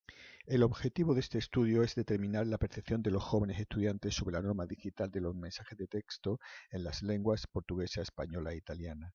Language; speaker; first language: Spanish; native; Spanish